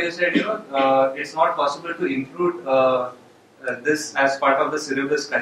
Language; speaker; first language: English; non-native, local second language; Marathi